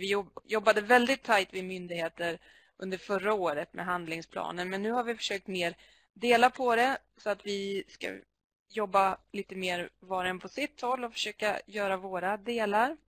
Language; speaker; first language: Swedish; native; Swedish